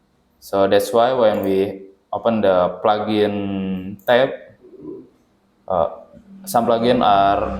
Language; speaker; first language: English; non-native, learner; Indonesian